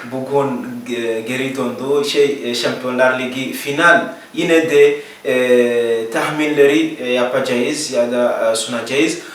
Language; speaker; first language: Turkish; non-native, learner; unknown